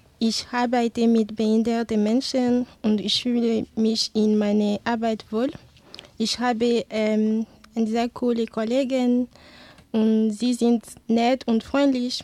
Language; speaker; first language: German; non-native, learner; French